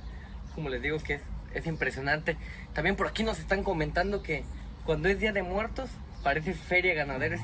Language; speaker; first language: Spanish; native; Spanish